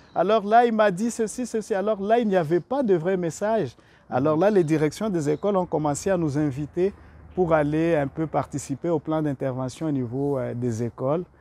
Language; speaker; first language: French; non-native, local second language; Rundi